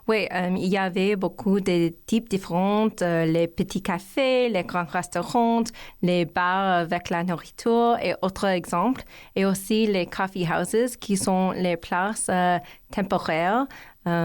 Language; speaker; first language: French; non-native, learner; English